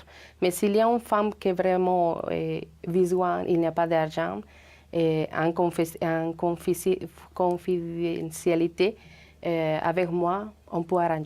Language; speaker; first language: French; non-native, fluent; Spanish